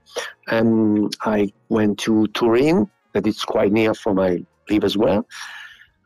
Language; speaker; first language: English; non-native, fluent; Italian